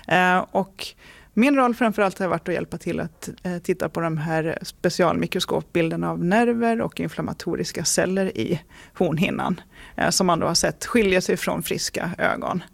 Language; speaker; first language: Swedish; native; Swedish